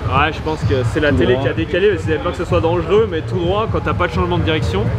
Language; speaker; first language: French; native; French